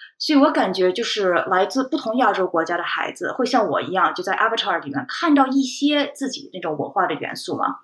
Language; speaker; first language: Chinese; early bilingual, heritage; Chinese